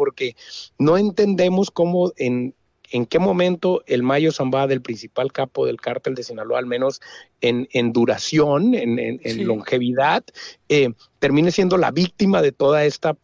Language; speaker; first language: Spanish; native; Spanish